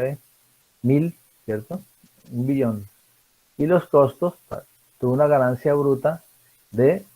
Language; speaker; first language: Spanish; native; Spanish